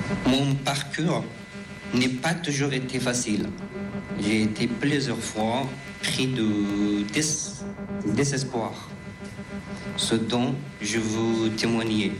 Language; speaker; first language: French; non-native, fluent; Persian